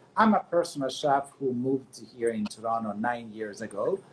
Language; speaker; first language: English; non-native, fluent; Italian